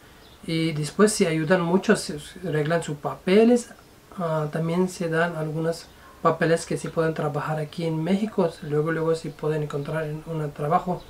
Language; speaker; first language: Spanish; non-native, fluent; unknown